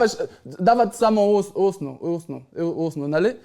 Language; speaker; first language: Bulgarian; non-native, fluent; Portuguese